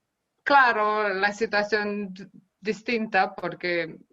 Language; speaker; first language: Spanish; non-native, fluent; Romanian